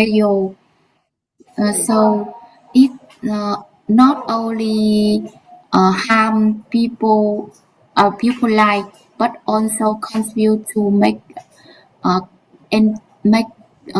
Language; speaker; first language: English; non-native, learner; Vietnamese